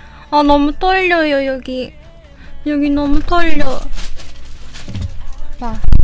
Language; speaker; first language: Korean; non-native, fluent; Japanese